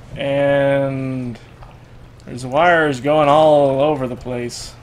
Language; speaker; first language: English; native; English